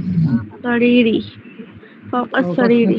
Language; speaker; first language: Arabic; non-native, learner; Bangla